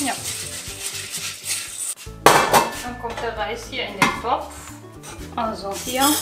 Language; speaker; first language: German; native; German